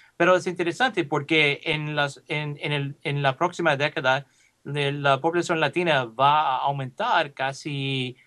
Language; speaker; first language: Spanish; early bilingual, heritage; Spanish